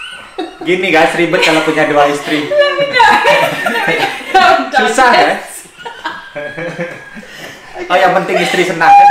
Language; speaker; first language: Indonesian; non-native, local second language; Javanese